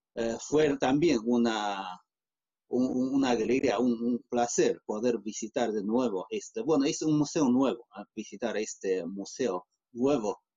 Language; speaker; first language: Spanish; non-native, fluent; Chinese